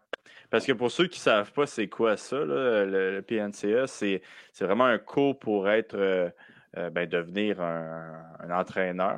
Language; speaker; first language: French; native; French